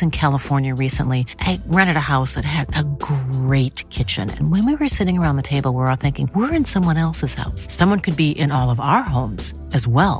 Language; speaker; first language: English; native; English